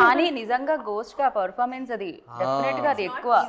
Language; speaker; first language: Telugu; native; Telugu